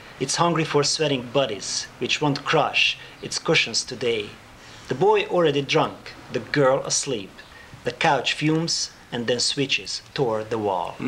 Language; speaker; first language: English; non-native, fluent; Hungarian